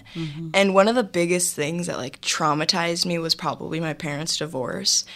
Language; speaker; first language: English; native; English